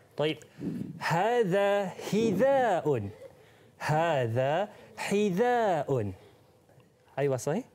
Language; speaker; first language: Arabic; non-native, fluent; Malay